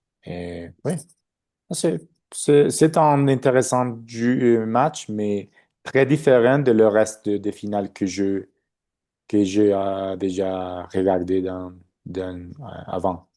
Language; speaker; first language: French; non-native, learner; Spanish